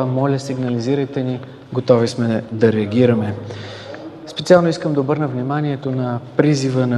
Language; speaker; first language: Bulgarian; native; Bulgarian